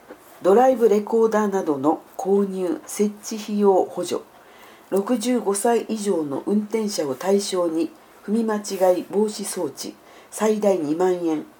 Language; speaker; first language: Japanese; native; Japanese